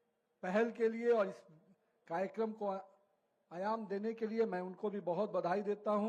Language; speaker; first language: Hindi; native; Hindi